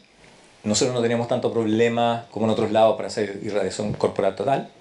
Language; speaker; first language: Spanish; native; Spanish